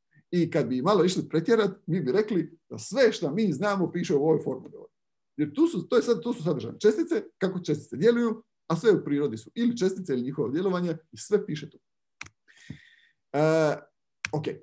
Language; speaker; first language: Croatian; native; Croatian